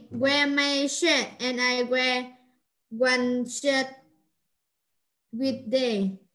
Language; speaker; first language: English; non-native, learner; Vietnamese